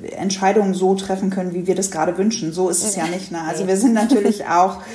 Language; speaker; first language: German; native; German